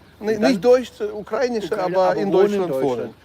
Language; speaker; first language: German; non-native, learner; Ukrainian